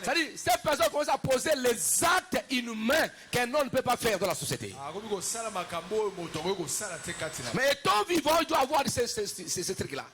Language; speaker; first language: French; non-native, local second language; Lingala